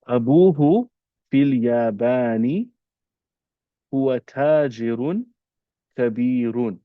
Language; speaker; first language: Arabic; non-native, fluent; English